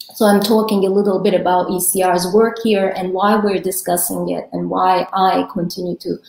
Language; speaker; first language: English; early bilingual, other home language; Kurdish